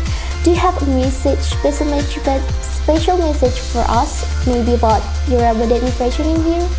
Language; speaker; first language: English; non-native, learner; Indonesian